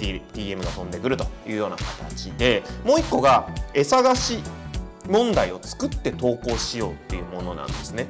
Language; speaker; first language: Japanese; native; Japanese